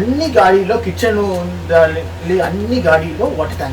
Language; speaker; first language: Telugu; non-native, learner; Tamil